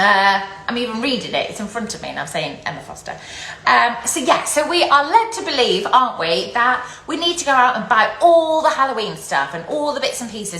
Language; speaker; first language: English; native; English